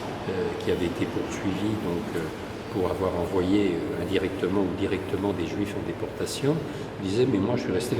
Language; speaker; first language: French; native; French